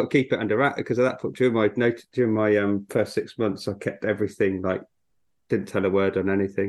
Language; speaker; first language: English; native; English